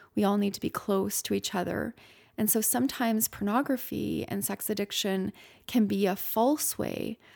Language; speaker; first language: English; native; English